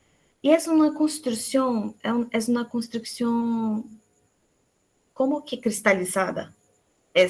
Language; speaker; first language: Spanish; non-native, fluent; Portuguese